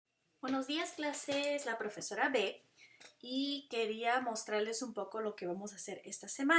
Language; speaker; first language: Spanish; non-native, fluent; Korean